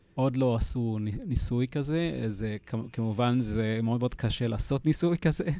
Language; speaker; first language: Hebrew; non-native, fluent; English